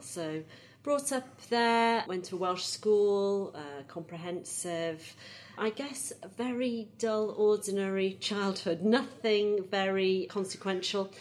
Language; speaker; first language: English; native; English